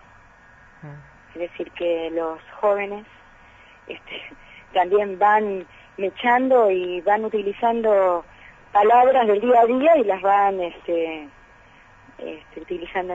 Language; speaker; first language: Spanish; native; Spanish